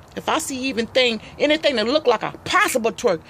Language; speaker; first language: English; native; English